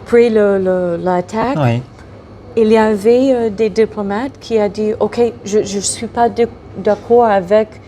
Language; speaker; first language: French; non-native, fluent; English